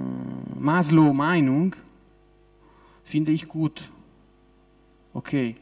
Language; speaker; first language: German; non-native, local second language; Italian